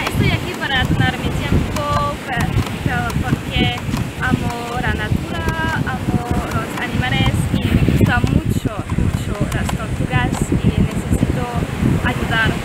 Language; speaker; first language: Spanish; non-native, learner; French